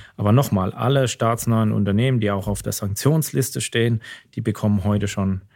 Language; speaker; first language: German; native; German